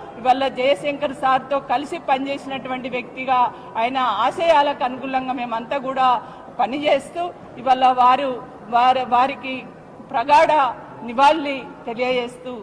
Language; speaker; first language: Telugu; native; Telugu